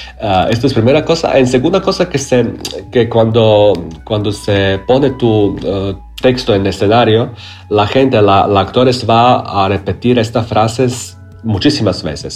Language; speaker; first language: Spanish; non-native, learner; Croatian